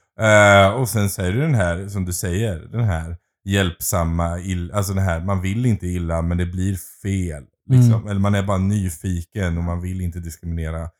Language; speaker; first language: Swedish; native; Swedish